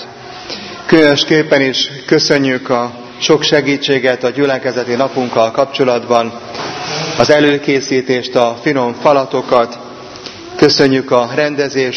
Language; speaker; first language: Hungarian; native; Hungarian